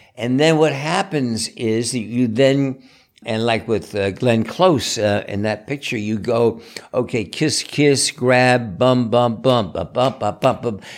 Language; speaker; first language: English; native; English